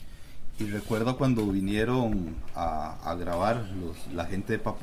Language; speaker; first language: Spanish; native; Spanish